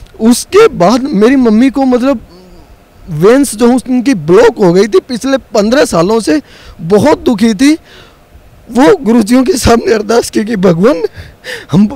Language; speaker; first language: Hindi; native; Hindi